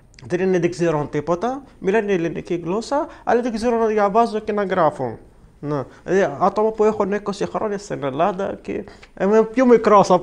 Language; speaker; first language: Greek; non-native, learner; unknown